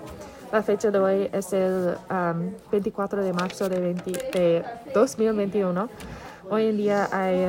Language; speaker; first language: Spanish; non-native, learner; English